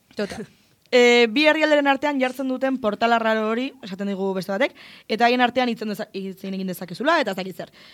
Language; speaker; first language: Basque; non-native, local second language; Spanish